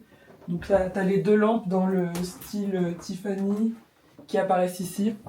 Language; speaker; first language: French; native; French